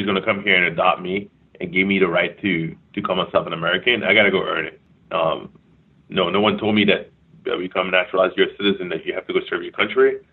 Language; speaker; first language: English; early bilingual, other home language; French